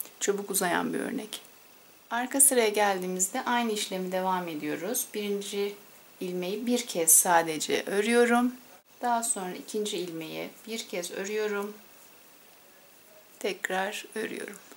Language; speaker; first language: Turkish; native; Turkish